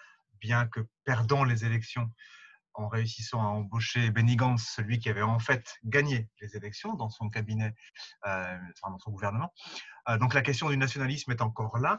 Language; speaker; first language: French; native; French